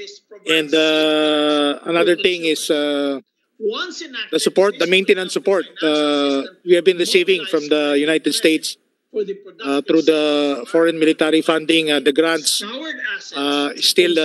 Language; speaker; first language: English; non-native, local second language; Filipino